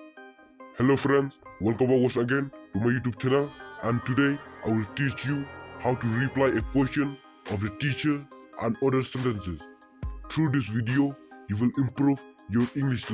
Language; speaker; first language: English; non-native, local second language; Khasi